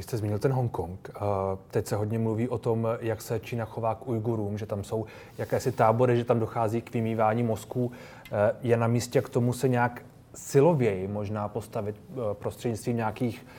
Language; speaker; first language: Czech; native; Czech